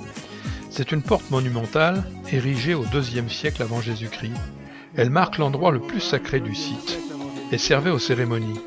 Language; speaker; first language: French; native; French